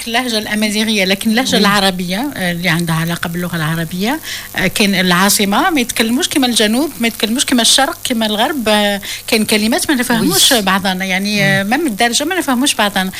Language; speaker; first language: French; non-native, local second language; Arabic